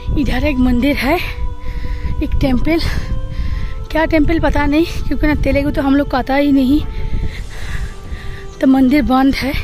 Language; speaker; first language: Hindi; non-native, local second language; Bangla